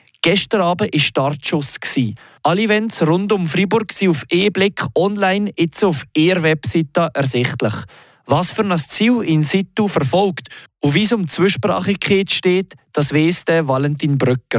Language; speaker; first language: German; native; German